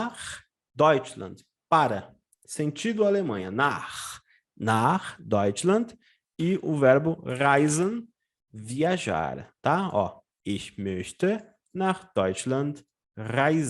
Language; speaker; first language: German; non-native, fluent; Portuguese